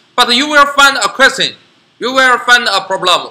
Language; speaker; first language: English; non-native, learner; Chinese